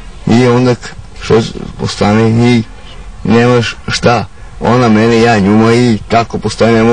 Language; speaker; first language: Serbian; non-native, local second language; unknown